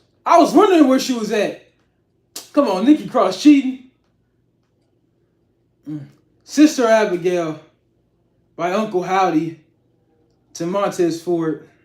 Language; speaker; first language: English; native; English